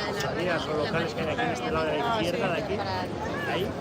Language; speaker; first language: Spanish; native; Spanish